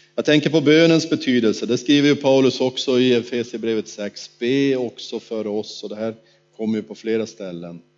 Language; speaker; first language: Swedish; native; Swedish